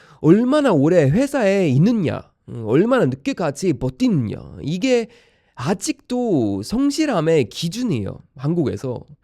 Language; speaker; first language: Korean; non-native, fluent; Swedish